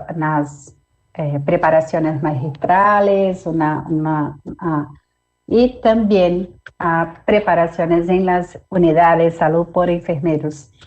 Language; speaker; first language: Spanish; non-native, fluent; Portuguese